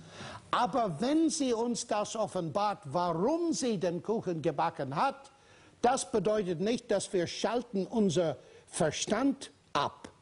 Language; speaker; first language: German; non-native, fluent; English